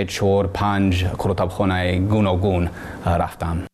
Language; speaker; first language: Persian; non-native, fluent; English